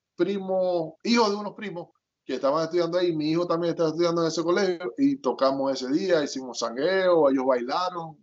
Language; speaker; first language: Spanish; native; Spanish